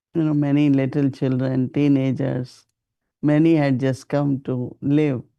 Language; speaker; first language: English; non-native, local second language; Hindi